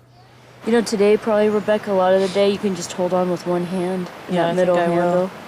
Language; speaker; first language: English; native; English